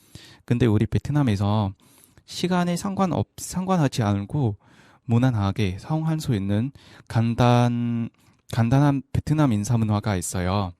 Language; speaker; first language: Korean; non-native, fluent; Vietnamese